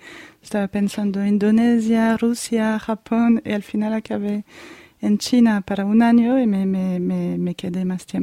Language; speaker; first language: Spanish; non-native, fluent; French